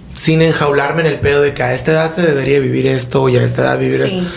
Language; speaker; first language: Spanish; native; Spanish